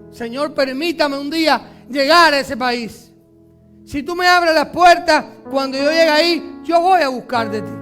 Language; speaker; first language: Spanish; native; Spanish